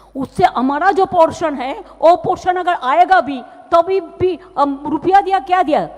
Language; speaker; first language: Hindi; non-native, local second language; Bangla